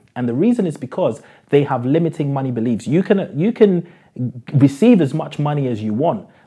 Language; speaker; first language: English; native; English